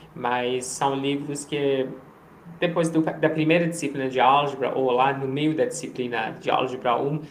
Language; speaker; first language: Portuguese; non-native, fluent; Persian